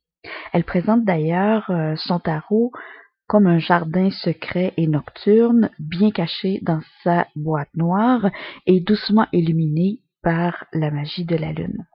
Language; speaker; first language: French; native; French